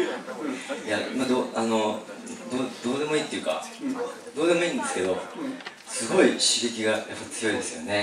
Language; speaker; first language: Japanese; early bilingual, other home language; Korean